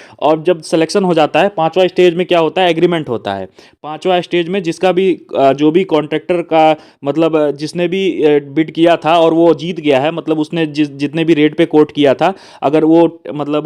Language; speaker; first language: Hindi; native; Hindi